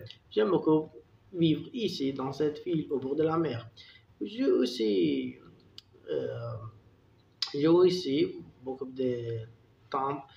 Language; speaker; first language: French; non-native, learner; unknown